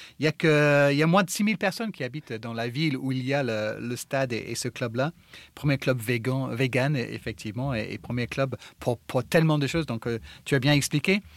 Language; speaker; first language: French; non-native, fluent; English